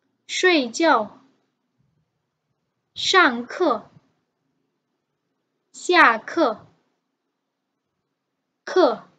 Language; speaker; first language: Chinese; non-native, fluent; Indonesian